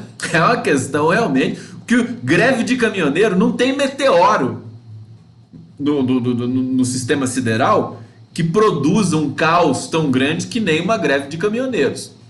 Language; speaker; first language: Portuguese; native; Portuguese